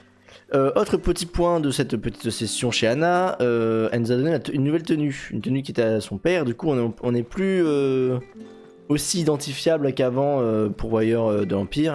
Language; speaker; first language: French; native; French